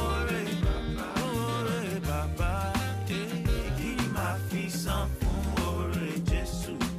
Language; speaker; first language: English; native; English